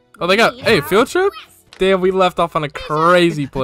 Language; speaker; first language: English; native; English